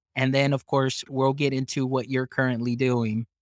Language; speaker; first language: English; early bilingual, other home language; Spanish